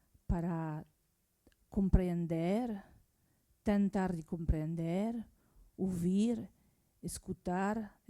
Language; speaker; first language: Portuguese; non-native, learner; French